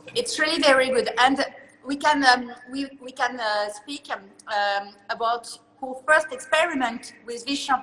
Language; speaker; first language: English; non-native, learner; French